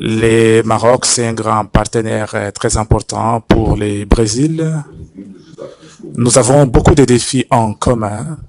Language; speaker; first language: French; non-native, fluent; Portuguese